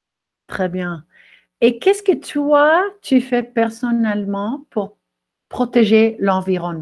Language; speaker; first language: French; non-native, fluent; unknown